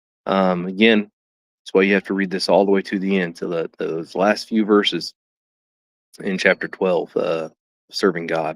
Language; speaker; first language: English; native; English